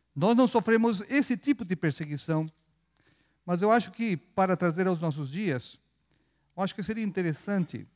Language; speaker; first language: Portuguese; non-native, fluent; Spanish